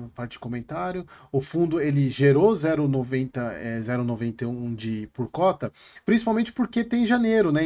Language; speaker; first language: Portuguese; native; Portuguese